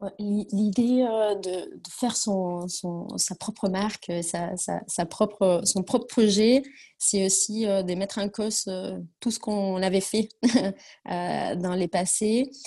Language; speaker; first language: French; non-native, fluent; Spanish